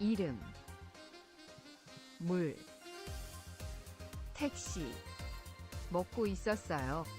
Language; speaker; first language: Korean; non-native, learner; English